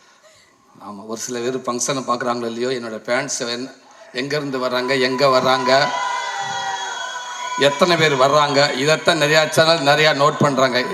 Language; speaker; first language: Tamil; native; Tamil